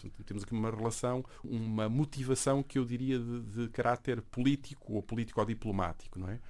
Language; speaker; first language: Portuguese; native; Portuguese